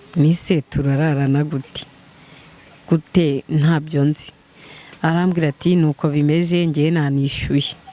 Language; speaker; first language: Kinyarwanda; native; Kinyarwanda